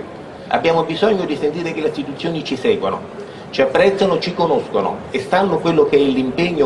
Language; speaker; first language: Italian; native; Italian